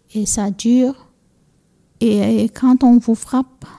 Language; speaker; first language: French; non-native, local second language; Fula